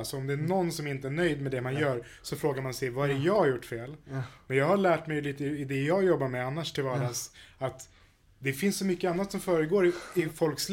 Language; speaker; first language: Swedish; native; Swedish